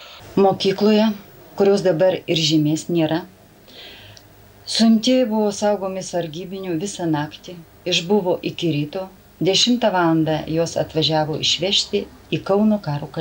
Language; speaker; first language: Lithuanian; native; Lithuanian